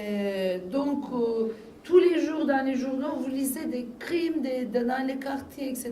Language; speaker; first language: French; non-native, fluent; Turkish